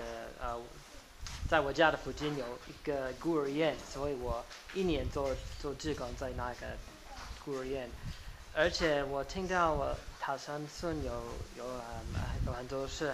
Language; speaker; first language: Chinese; non-native, fluent; English